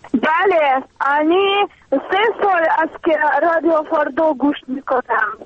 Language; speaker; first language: Persian; non-native, learner; Kyrgyz